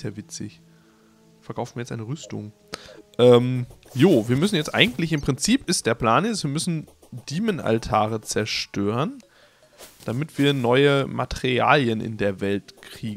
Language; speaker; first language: German; native; German